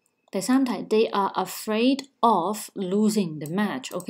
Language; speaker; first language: English; non-native, local second language; Cantonese